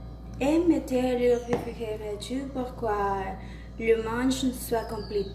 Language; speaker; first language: French; non-native, learner; Spanish